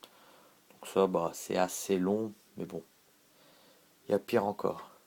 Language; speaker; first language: French; native; French